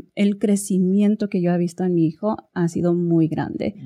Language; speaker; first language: Spanish; early bilingual, heritage; Spanish